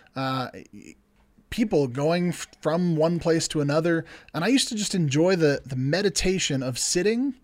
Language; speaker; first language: English; native; English